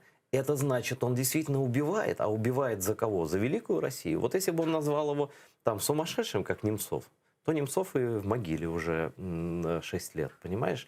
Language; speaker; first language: Russian; native; Russian